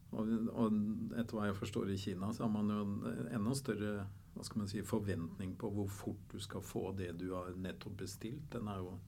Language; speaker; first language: Norwegian; native; Norwegian